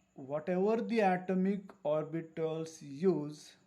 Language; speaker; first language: English; non-native, local second language; Marathi